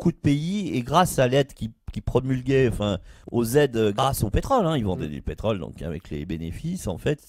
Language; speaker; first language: French; native; French